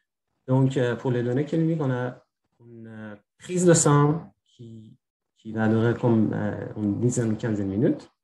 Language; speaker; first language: French; non-native, fluent; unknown